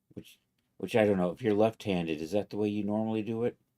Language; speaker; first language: English; native; English